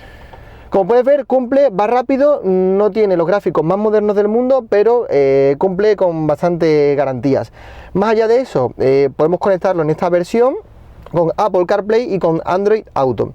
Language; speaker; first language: Spanish; native; Spanish